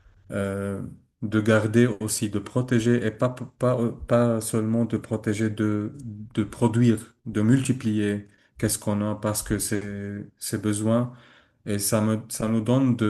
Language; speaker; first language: French; non-native, learner; Arabic